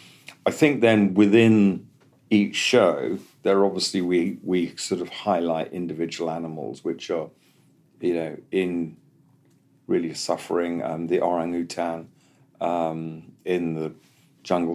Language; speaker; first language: English; native; English